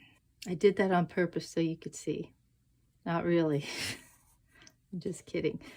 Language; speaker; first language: English; native; English